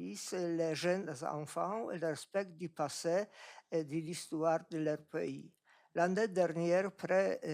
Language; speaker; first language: French; non-native, fluent; Polish